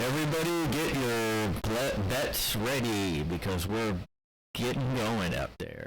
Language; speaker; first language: English; native; English